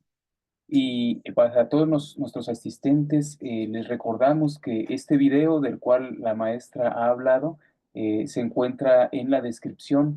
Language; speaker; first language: Spanish; native; Spanish